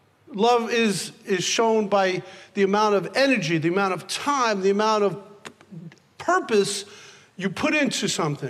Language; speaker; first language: English; native; English